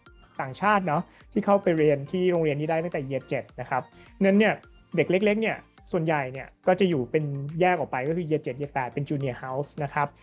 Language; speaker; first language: Thai; native; Thai